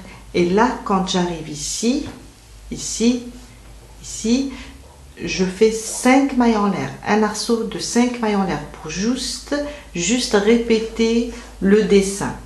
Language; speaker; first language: French; native; French